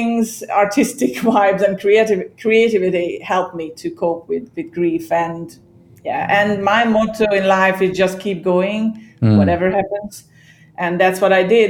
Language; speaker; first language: English; non-native, fluent; Hungarian